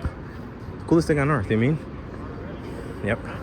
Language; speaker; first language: English; native; English